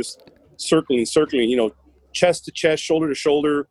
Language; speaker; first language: English; early bilingual, other home language; Spanish